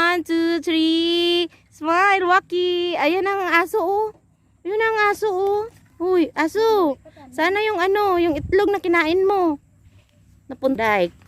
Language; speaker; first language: Filipino; non-native, local second language; Cebuano